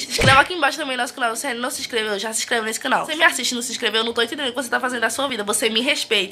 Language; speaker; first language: Portuguese; native; Portuguese